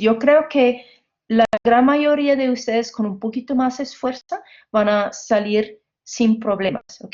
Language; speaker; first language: Spanish; non-native, fluent; English